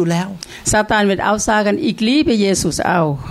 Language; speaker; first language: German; non-native, learner; Thai